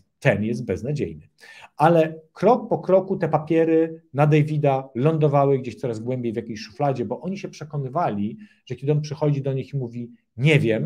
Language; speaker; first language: Polish; native; Polish